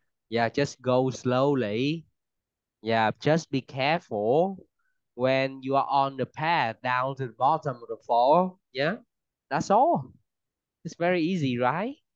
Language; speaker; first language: English; non-native, fluent; Vietnamese